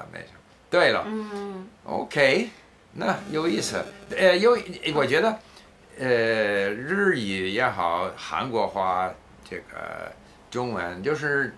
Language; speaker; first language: Chinese; non-native, fluent; English